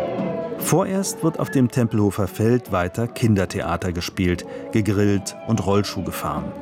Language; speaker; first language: German; native; German